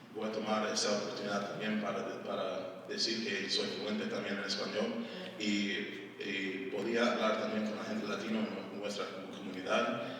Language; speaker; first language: Spanish; non-native, fluent; English